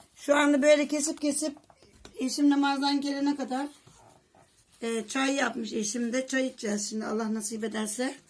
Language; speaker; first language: Turkish; native; Turkish